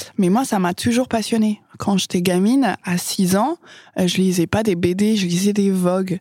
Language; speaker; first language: French; non-native, fluent; English